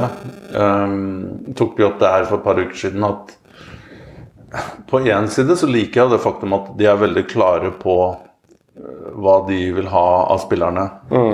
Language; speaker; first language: Norwegian; native; Norwegian